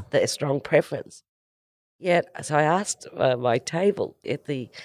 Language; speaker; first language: English; native; English